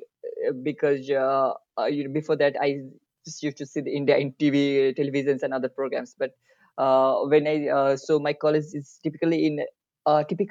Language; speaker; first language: English; non-native, local second language; Nepali